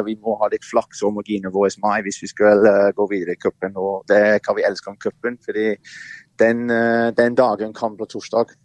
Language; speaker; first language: Norwegian; non-native, fluent; English